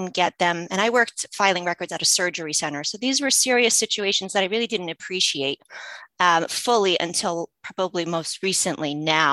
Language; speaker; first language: English; early bilingual, other home language; Polish